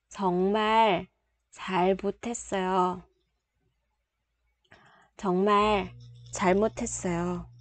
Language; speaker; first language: Korean; non-native, fluent; Vietnamese